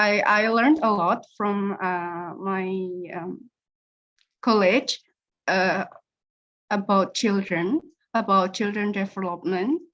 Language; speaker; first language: English; non-native, learner; Indonesian